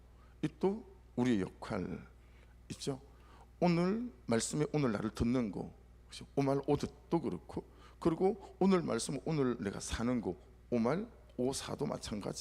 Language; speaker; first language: Korean; native; Korean